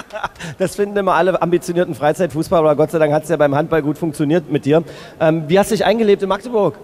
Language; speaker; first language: German; native; German